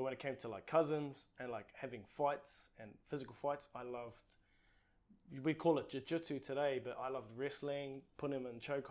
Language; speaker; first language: English; non-native, local second language; Māori